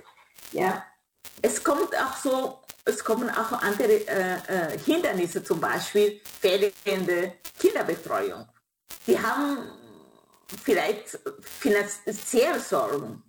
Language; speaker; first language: German; non-native, fluent; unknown